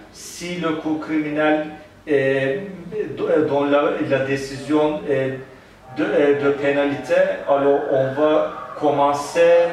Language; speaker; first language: French; non-native, learner; Turkish